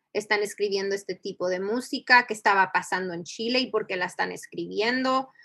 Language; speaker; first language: Spanish; early bilingual, heritage; Spanish